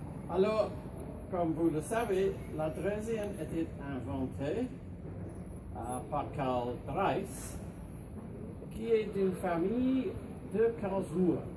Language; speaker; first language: French; non-native, fluent; English